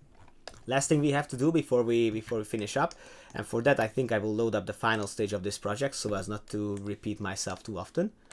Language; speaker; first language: English; non-native, fluent; Hungarian